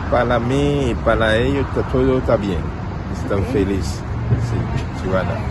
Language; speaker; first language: Spanish; non-native, learner; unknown